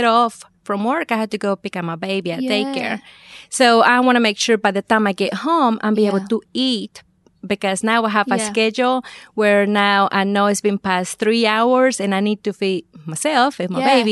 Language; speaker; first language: English; non-native, fluent; Spanish